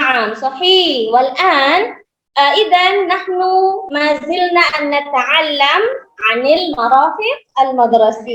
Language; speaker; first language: Arabic; non-native, learner; Indonesian